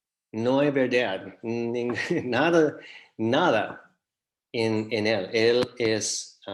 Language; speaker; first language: Spanish; non-native, fluent; English